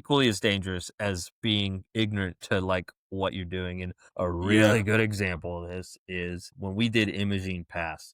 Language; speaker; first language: English; native; English